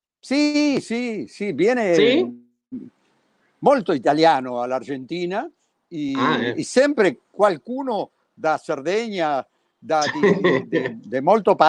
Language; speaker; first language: Italian; early bilingual, heritage; Spanish